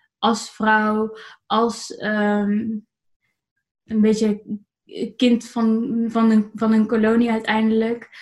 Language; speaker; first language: Dutch; native; Dutch